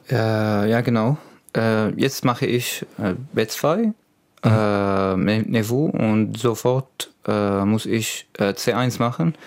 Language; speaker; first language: German; non-native, learner; Arabic